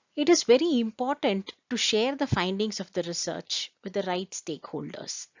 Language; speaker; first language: English; non-native, local second language; Kannada